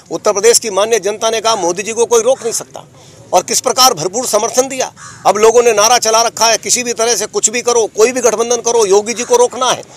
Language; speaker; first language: Hindi; native; Hindi